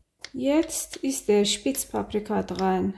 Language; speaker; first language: German; non-native, fluent; Persian